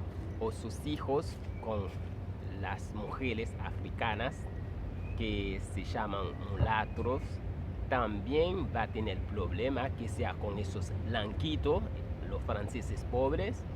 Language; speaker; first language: Spanish; non-native, fluent; Haitian Creole